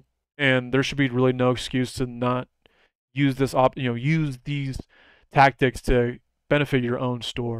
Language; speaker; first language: English; native; English